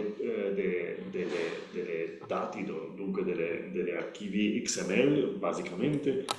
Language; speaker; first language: Italian; non-native, learner; Spanish